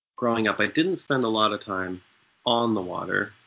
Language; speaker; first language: English; native; English